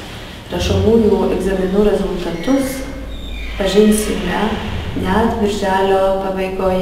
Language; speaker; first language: Lithuanian; native; Lithuanian